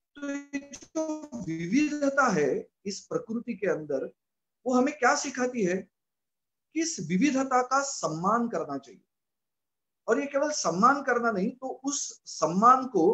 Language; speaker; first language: Hindi; non-native, local second language; Marathi